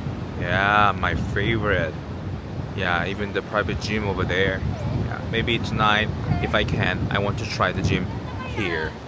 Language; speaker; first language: English; non-native, learner; Korean